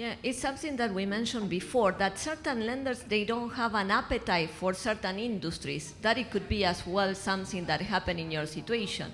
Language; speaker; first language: English; non-native, fluent; Spanish